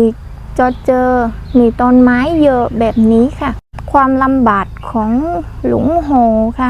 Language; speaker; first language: Thai; non-native, learner; Vietnamese